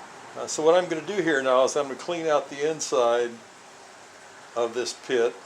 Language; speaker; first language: English; native; English